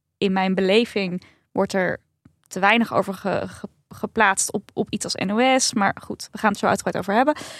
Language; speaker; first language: Dutch; native; Dutch